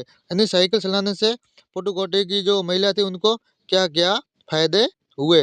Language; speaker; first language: Hindi; native; Hindi